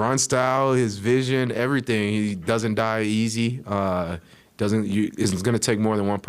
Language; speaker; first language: English; native; English